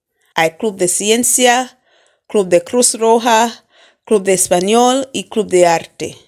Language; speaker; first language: Spanish; non-native, fluent; English